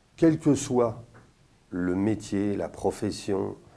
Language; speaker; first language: French; native; French